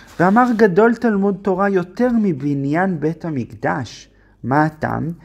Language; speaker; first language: Hebrew; native; Hebrew